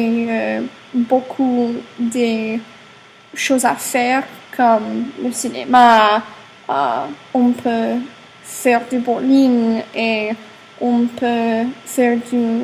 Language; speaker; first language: French; non-native, learner; English